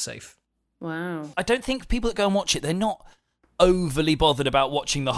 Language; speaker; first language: English; native; English